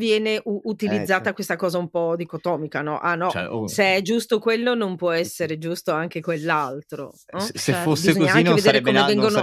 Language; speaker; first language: Italian; native; Italian